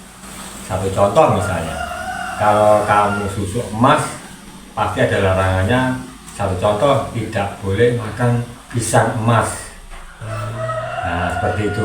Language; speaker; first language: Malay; non-native, local second language; Javanese